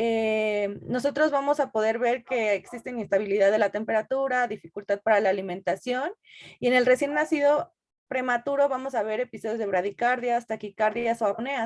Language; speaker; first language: Spanish; native; Spanish